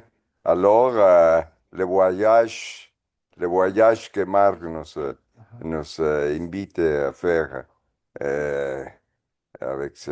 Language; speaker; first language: French; non-native, fluent; Spanish